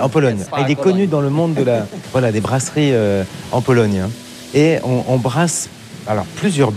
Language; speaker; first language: French; native; French